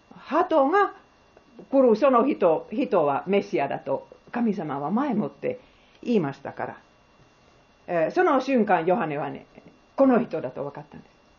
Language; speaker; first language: Japanese; non-native, fluent; Finnish